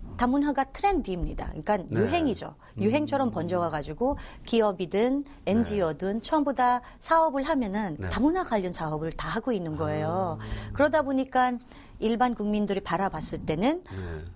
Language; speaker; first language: Korean; non-native, fluent; Filipino